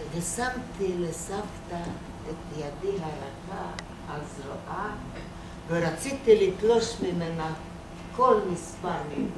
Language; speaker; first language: Hebrew; non-native, fluent; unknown